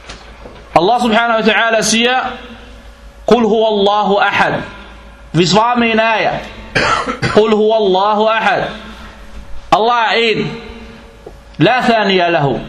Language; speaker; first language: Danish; non-native, fluent; Arabic